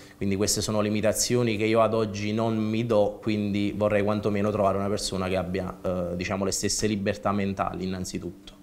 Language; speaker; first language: Italian; native; Italian